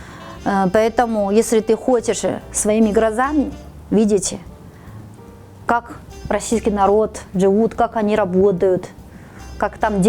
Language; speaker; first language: Russian; non-native, fluent; Chinese